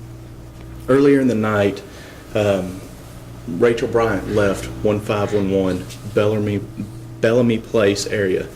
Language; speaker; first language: English; native; English